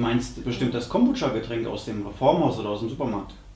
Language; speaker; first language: German; native; German